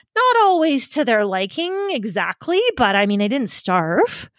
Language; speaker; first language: English; native; English